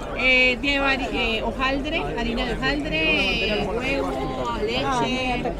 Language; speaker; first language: Spanish; native; Spanish